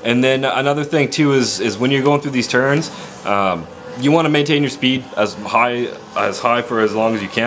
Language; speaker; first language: English; native; English